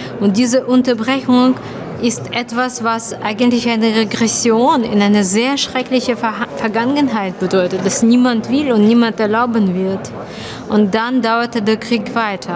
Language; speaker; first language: German; non-native, fluent; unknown